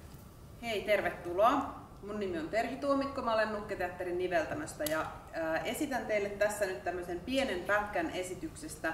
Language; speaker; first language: Finnish; native; Finnish